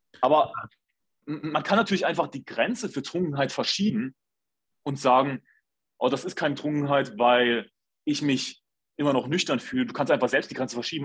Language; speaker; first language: German; native; German